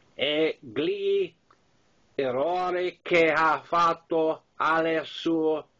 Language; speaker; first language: Italian; non-native, learner; English